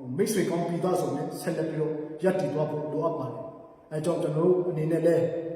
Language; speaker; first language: Burmese; non-native, local second language; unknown